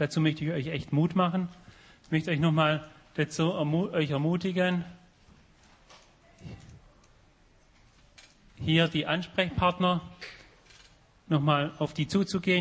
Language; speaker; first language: German; native; German